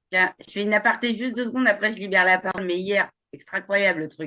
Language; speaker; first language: French; native; French